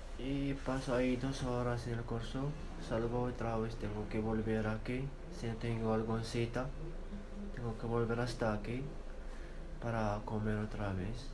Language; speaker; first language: Spanish; non-native, learner; Arabic